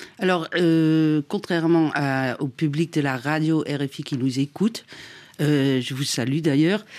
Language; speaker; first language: French; non-native, fluent; Dutch